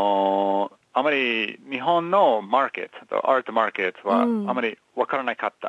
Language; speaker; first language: Japanese; non-native, learner; English